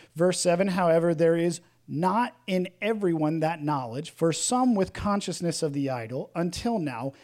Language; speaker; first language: English; native; English